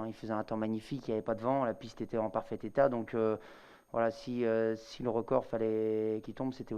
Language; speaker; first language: French; native; French